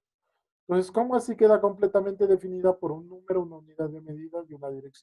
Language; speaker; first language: Spanish; native; Spanish